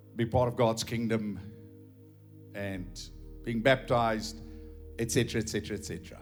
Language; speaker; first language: English; non-native, local second language; Afrikaans